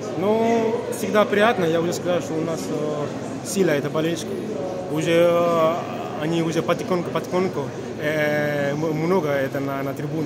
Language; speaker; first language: Russian; non-native, learner; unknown